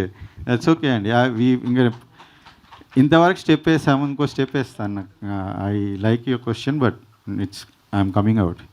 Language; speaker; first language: Telugu; native; Telugu